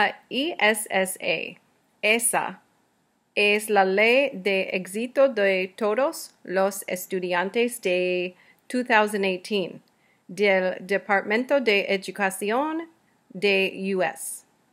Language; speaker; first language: Spanish; non-native, learner; English